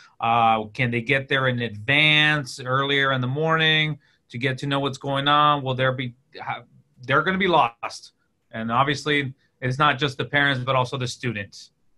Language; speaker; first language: English; early bilingual, other home language; Spanish